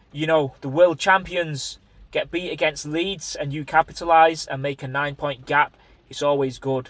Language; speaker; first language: English; native; English